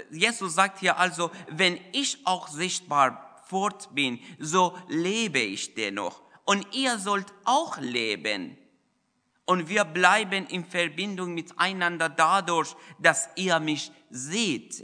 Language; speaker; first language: German; non-native, fluent; Persian